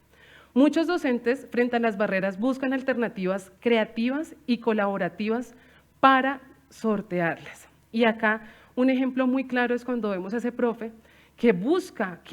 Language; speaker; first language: Spanish; native; Spanish